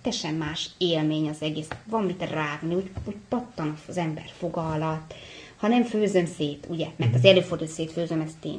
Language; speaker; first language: Hungarian; native; Hungarian